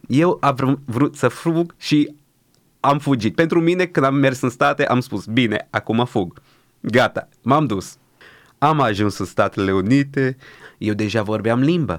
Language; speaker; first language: Romanian; early bilingual, other home language; Portuguese